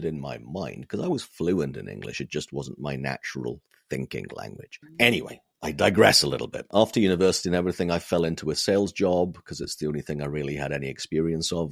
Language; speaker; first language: English; non-native, local second language; Welsh